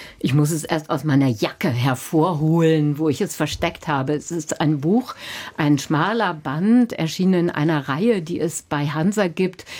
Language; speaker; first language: German; native; German